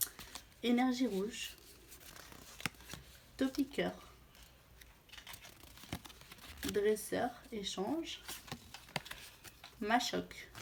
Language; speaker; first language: French; native; French